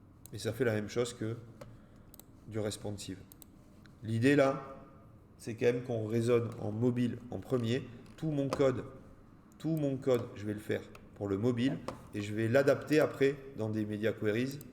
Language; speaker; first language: French; native; French